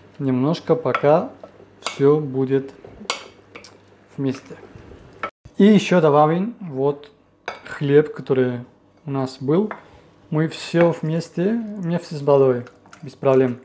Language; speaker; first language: Russian; non-native, fluent; Spanish